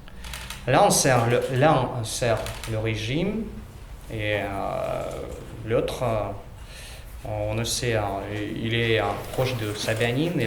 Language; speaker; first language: French; non-native, learner; Russian